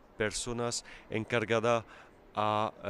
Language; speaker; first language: Spanish; non-native, fluent; French